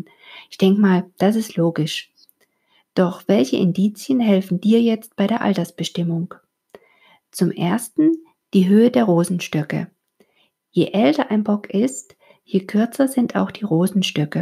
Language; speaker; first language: German; native; German